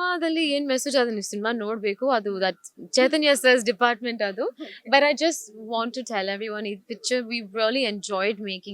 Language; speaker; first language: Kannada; non-native, learner; Tamil